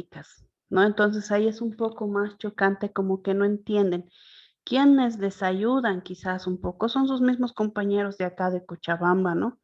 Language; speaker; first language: Spanish; native; Spanish